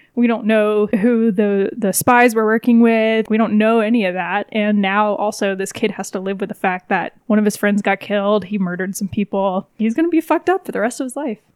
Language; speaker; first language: English; native; English